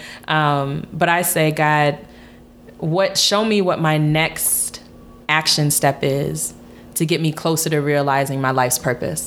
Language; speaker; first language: English; native; English